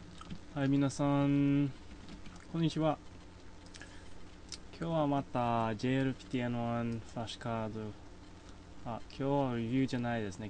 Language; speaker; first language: Japanese; non-native, fluent; English